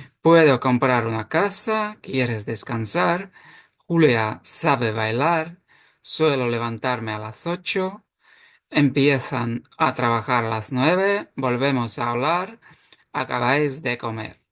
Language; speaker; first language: Spanish; non-native, fluent; Ukrainian